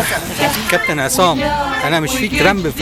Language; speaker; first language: Arabic; native; Arabic